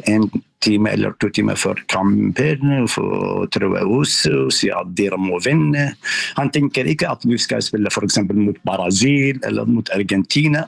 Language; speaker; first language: Norwegian; non-native, fluent; Arabic